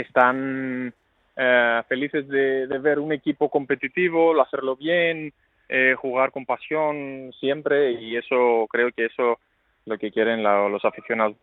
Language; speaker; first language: Spanish; non-native, fluent; Greek